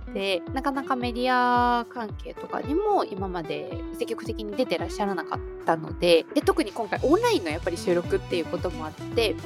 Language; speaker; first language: Japanese; native; Japanese